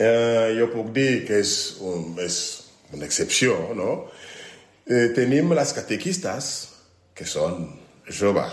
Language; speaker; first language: Catalan; non-native, learner; French